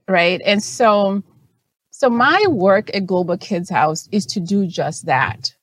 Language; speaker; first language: English; non-native, local second language; Shona